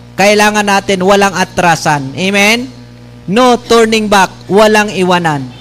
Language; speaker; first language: Filipino; non-native, local second language; Bikol